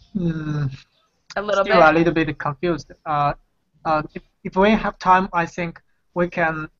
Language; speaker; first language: English; non-native, fluent; Chinese